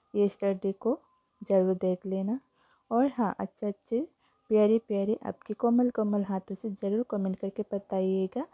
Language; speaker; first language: Hindi; non-native, local second language; Bangla